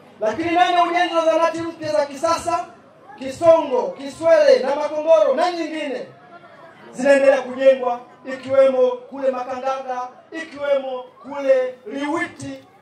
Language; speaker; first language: Swahili; native; Swahili